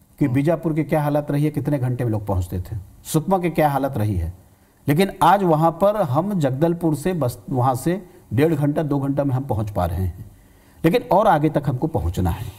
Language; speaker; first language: Hindi; native; Hindi